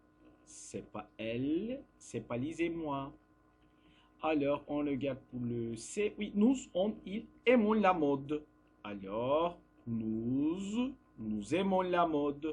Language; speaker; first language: French; non-native, fluent; Turkish